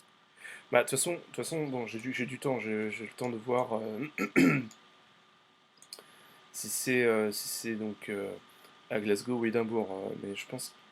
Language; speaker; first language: French; native; French